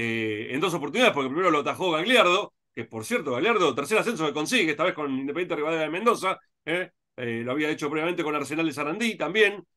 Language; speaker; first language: Spanish; native; Spanish